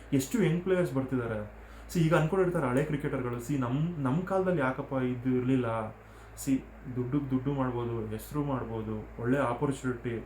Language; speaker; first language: Kannada; non-native, local second language; Telugu